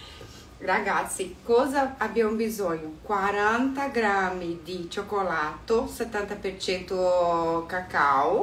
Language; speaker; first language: Italian; non-native, fluent; Portuguese